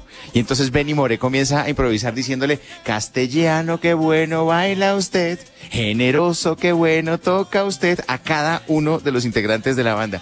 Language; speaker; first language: Spanish; native; Spanish